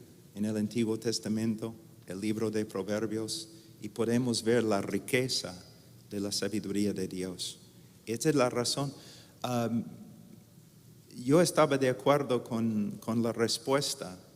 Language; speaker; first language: Spanish; non-native, fluent; English